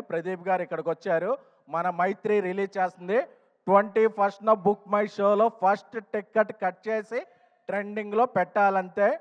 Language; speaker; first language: Telugu; native; Telugu